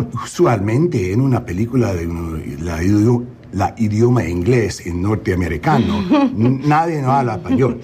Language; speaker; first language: Spanish; non-native, learner; English